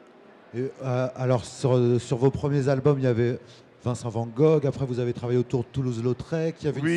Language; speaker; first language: French; native; French